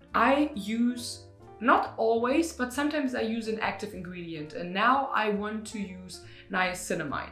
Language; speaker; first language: English; non-native, fluent; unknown